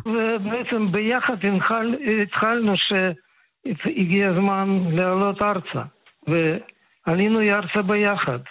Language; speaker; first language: Hebrew; non-native, fluent; Russian